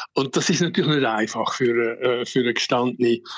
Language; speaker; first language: German; native; German